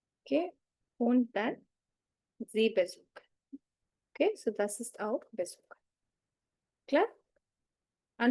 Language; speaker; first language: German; non-native, fluent; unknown